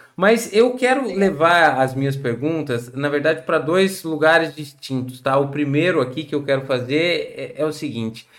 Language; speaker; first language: Portuguese; native; Portuguese